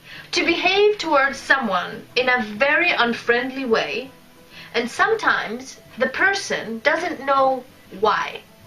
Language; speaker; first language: English; non-native, fluent; Polish